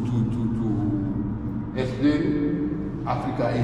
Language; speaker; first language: English; non-native, learner; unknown